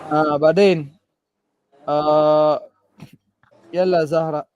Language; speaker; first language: Arabic; non-native, fluent; Filipino